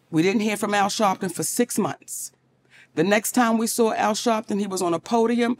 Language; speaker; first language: English; native; English